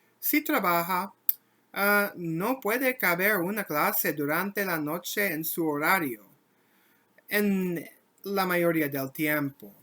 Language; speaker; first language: Spanish; non-native, learner; English